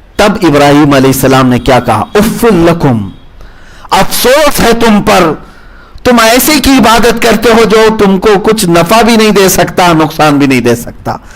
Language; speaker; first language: Urdu; native; Urdu